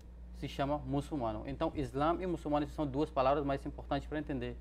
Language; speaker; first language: Portuguese; non-native, fluent; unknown